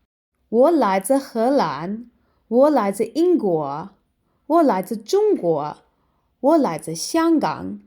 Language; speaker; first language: Chinese; non-native, fluent; English